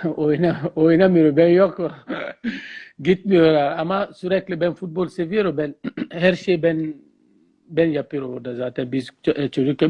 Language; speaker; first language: Turkish; non-native, learner; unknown